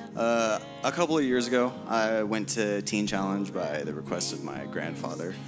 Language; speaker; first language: English; native; English